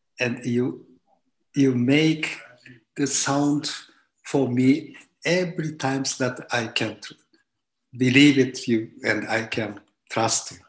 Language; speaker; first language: English; non-native, learner; Japanese